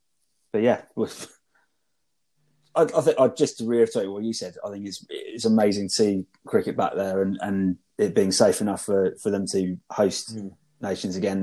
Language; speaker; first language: English; native; English